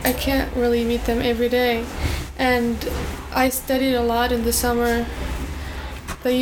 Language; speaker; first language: English; early bilingual, other home language; Arabic